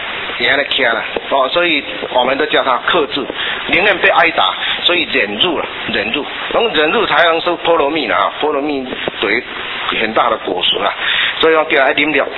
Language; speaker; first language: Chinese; non-native, local second language; Min Nan Chinese